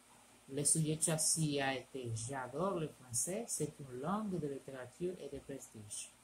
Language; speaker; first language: French; non-native, learner; Spanish